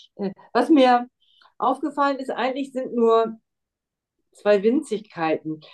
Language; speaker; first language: German; native; German